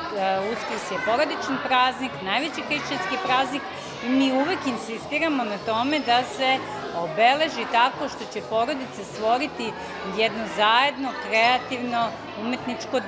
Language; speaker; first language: Serbian; native; Serbian